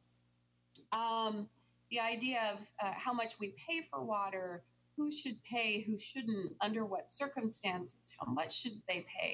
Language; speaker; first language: English; native; English